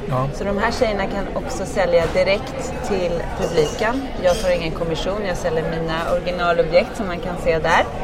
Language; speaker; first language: Swedish; early bilingual, heritage; Swedish